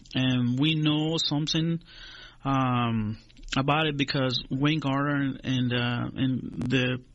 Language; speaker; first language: English; non-native, fluent; Spanish